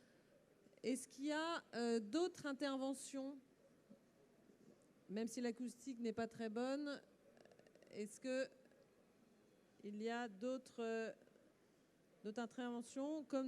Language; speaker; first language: French; native; French